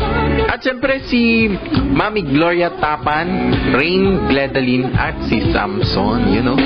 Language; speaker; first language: Filipino; native; Filipino